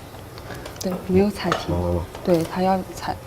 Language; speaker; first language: Chinese; native; Chinese